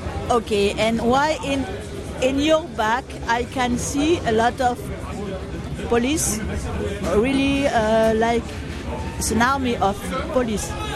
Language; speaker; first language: English; non-native, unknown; French